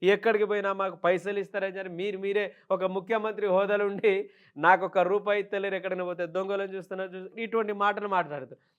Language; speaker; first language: Telugu; non-native, local second language; Lambadi